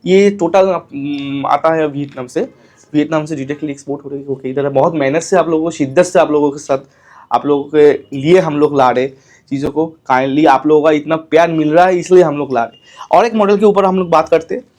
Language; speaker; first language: Hindi; non-native, local second language; Bangla